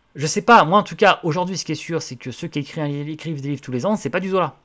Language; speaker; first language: French; native; French